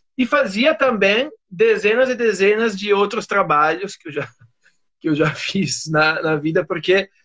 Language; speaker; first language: Portuguese; non-native, fluent; Italian